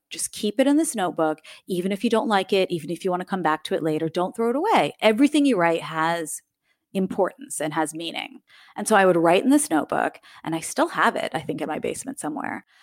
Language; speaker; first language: English; native; English